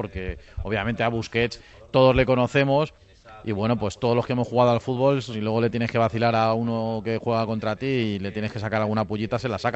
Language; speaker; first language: Spanish; native; Spanish